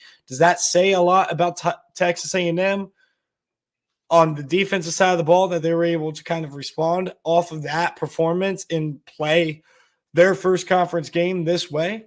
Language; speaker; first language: English; native; English